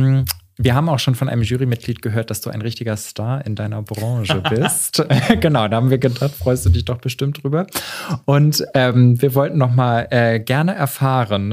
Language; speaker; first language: German; native; German